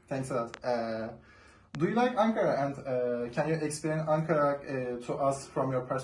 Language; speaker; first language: English; non-native, learner; Turkish